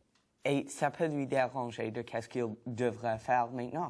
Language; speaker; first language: French; non-native, learner; English